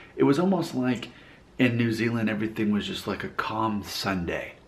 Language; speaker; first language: English; native; English